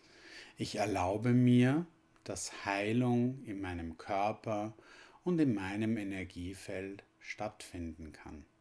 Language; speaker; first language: German; native; German